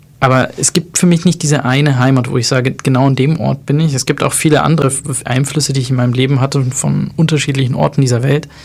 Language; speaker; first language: German; native; German